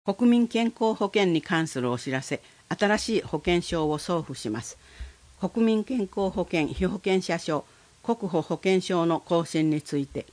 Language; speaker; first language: Japanese; native; Japanese